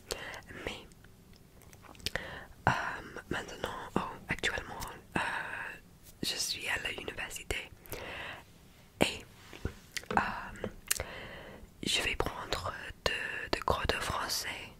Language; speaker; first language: French; non-native, learner; English